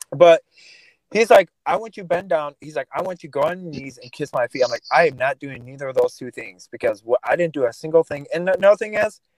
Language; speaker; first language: English; early bilingual, other home language; Russian